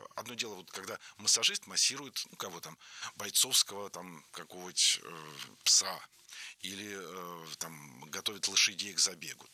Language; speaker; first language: Russian; native; Russian